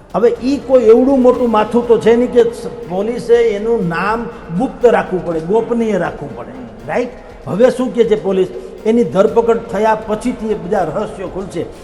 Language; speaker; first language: Gujarati; native; Gujarati